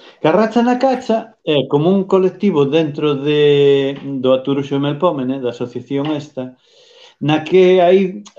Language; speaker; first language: Galician; native; Galician